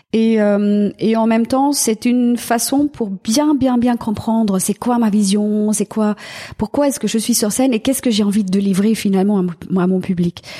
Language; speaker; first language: French; non-native, fluent; German